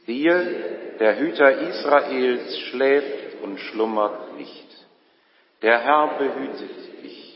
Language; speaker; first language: German; native; German